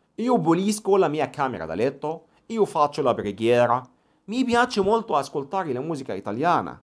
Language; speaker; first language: Italian; non-native, fluent; Arabic